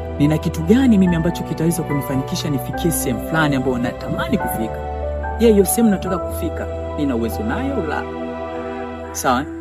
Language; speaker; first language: Swahili; native; Swahili